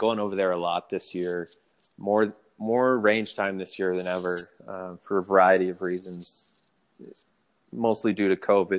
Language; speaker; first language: English; native; English